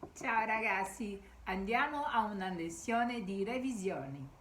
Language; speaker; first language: Italian; non-native, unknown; Portuguese